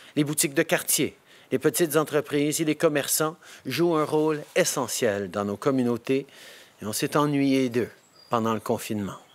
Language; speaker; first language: French; early bilingual, heritage; French